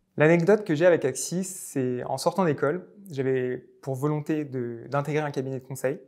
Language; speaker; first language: French; native; French